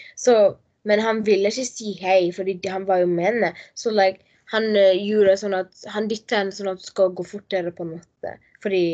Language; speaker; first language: Norwegian; non-native, learner; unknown